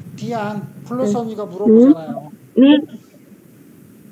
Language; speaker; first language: Korean; native; Korean